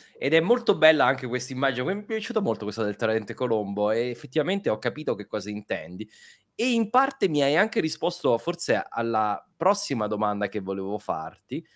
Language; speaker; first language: Italian; native; Italian